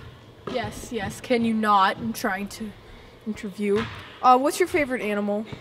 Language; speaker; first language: English; native; English